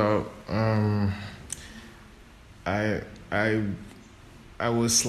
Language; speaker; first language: English; non-native, local second language; Yoruba